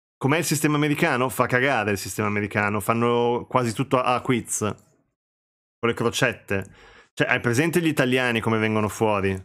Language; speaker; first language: Italian; native; Italian